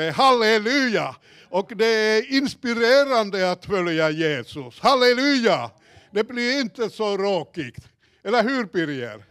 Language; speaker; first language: Swedish; non-native, fluent; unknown